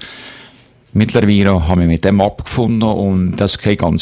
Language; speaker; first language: German; native; German